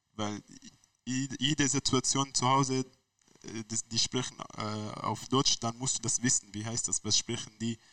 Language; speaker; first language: German; non-native, learner; Arabic